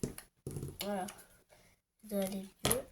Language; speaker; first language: French; native; French